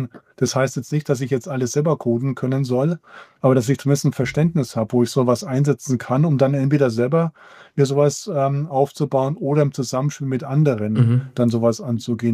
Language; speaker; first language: German; native; German